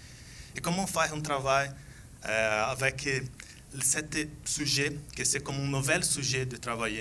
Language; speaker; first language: French; non-native, fluent; Portuguese